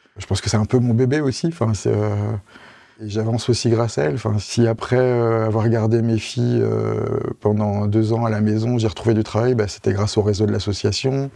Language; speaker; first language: French; native; French